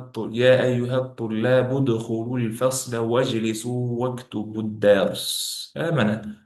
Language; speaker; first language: Arabic; non-native, fluent; Uzbek